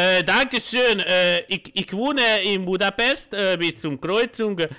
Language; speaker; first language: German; non-native, learner; Hungarian